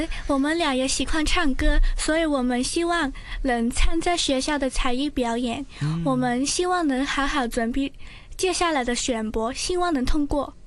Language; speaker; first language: Chinese; non-native, local second language; Cantonese